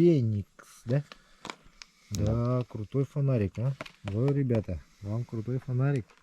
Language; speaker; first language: Russian; native; Russian